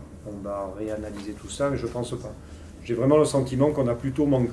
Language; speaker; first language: French; native; French